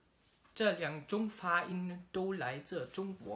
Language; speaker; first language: Chinese; non-native, learner; German